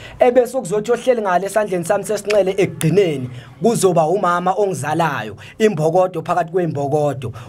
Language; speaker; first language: Zulu; native; Zulu